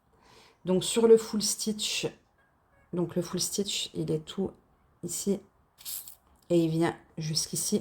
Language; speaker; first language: French; native; French